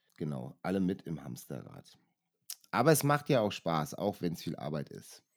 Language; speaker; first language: German; native; German